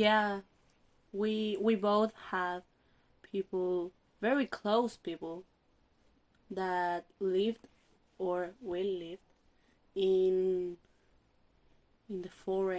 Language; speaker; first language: English; non-native, learner; Spanish